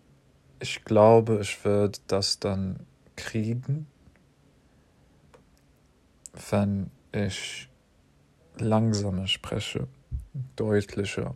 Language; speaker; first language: German; non-native, learner; English